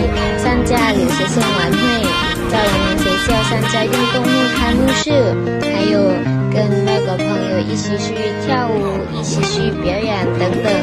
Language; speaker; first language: Chinese; non-native, fluent; Lao